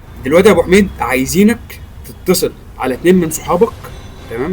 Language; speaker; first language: Arabic; native; Arabic